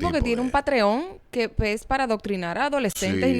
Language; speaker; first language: Spanish; native; Spanish